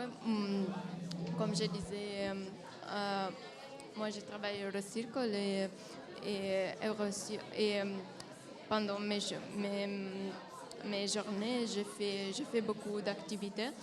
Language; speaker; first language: French; non-native, fluent; Italian